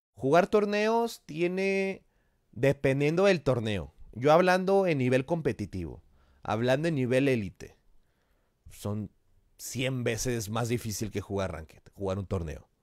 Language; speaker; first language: Spanish; native; Spanish